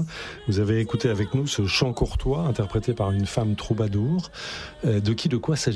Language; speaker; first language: French; native; French